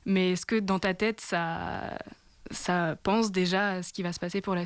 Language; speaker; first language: French; native; French